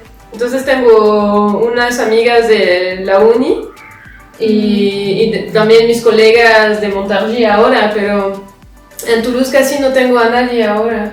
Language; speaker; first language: Spanish; non-native, fluent; French